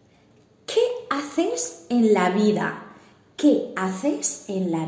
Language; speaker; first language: Spanish; non-native, fluent; Arabic